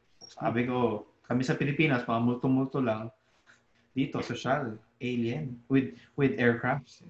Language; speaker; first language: Filipino; native; Filipino